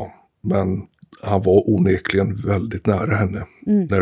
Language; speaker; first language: Swedish; native; Swedish